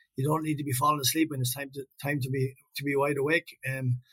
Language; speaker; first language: English; native; English